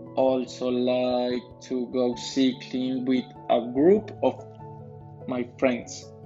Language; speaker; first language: English; non-native, learner; Spanish